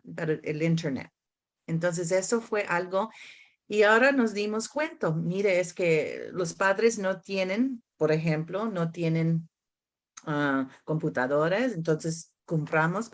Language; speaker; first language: Spanish; early bilingual, heritage; Spanish